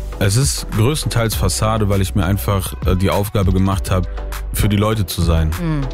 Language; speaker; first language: German; early bilingual, other home language; Italian